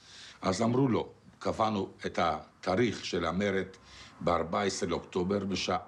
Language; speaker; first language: Hebrew; non-native, fluent; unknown